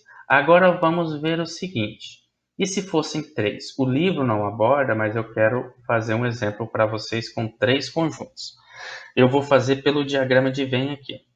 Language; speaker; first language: Portuguese; native; Portuguese